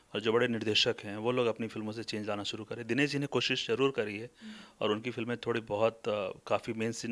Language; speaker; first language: Hindi; non-native, local second language; Bhojpuri